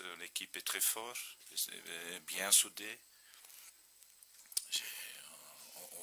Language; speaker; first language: French; non-native, fluent; Dutch